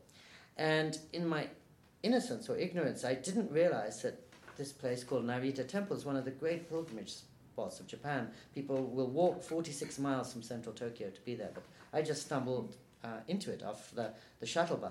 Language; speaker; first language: English; native; English